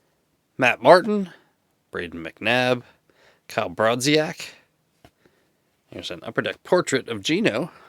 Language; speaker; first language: English; native; English